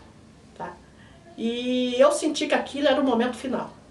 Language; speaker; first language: Portuguese; native; Portuguese